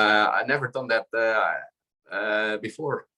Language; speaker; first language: English; non-native, fluent; Dutch